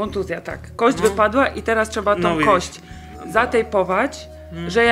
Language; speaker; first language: Polish; native; Polish